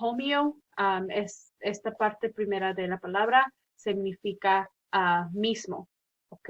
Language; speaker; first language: Spanish; early bilingual, heritage; Spanish